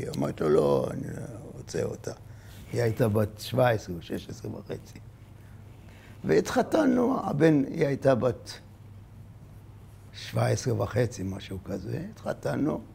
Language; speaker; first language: Hebrew; non-native, fluent; Arabic